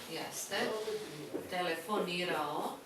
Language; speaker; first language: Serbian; non-native, fluent; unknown